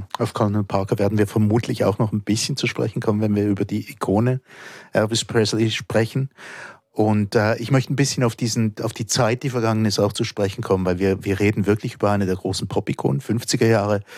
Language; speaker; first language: German; native; German